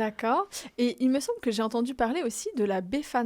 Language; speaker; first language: French; native; French